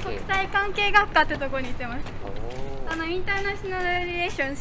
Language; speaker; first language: Japanese; native; Japanese